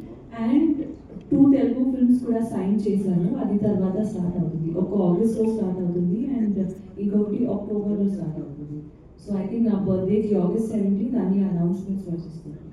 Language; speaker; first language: Telugu; non-native, learner; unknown